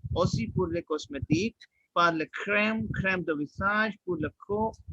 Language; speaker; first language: French; non-native, fluent; Hindi